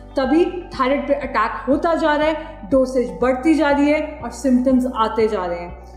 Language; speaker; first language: Hindi; native; Hindi